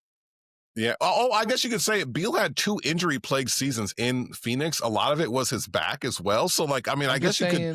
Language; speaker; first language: English; native; English